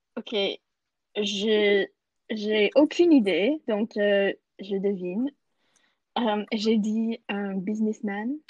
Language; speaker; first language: French; non-native, learner; English